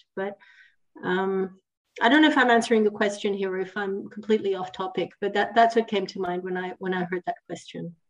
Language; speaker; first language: English; non-native, fluent; Italian